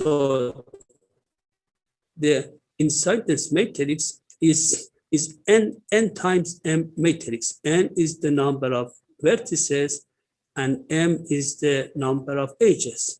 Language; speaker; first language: English; non-native, fluent; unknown